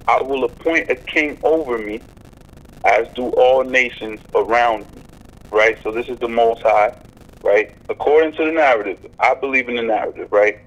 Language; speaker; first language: English; native; English